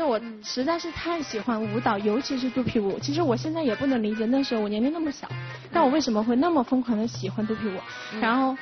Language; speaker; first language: Chinese; native; Chinese